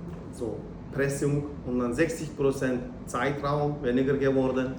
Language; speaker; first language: German; non-native, learner; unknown